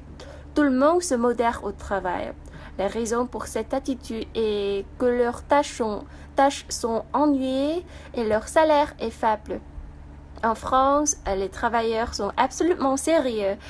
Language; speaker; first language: French; non-native, fluent; Vietnamese